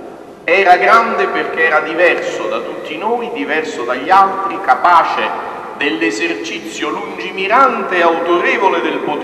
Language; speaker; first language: Italian; native; Italian